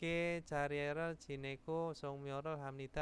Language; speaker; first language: Korean; non-native, fluent; Indonesian